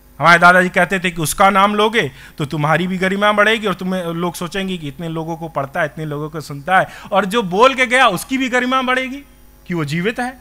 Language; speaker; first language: Hindi; native; Hindi